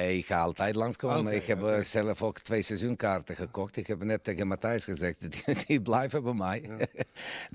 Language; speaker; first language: Dutch; non-native, fluent; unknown